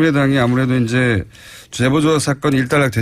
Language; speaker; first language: Korean; native; Korean